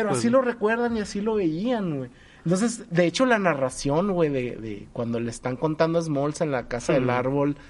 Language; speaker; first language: Spanish; native; Spanish